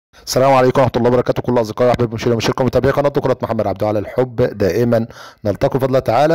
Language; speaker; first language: Arabic; native; Arabic